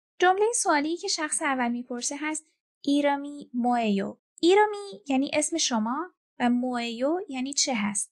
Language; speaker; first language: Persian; native; Persian